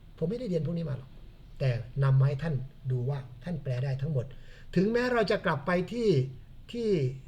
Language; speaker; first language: Thai; native; Thai